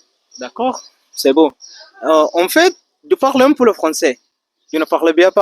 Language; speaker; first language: French; non-native, learner; Arabic